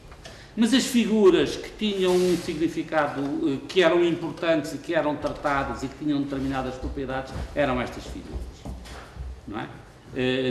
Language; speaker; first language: Portuguese; native; Portuguese